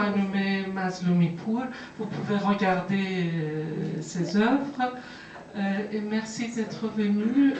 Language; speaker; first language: French; non-native, fluent; Persian